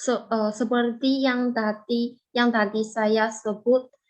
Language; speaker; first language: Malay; non-native, fluent; Chinese